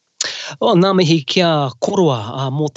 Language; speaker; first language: Māori; non-native, local second language; English